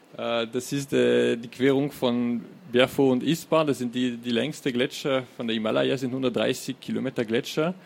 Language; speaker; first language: German; non-native, fluent; French